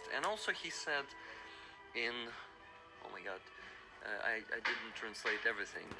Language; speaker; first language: English; non-native, fluent; Ukrainian